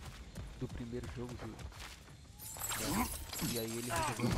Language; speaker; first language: Portuguese; native; Portuguese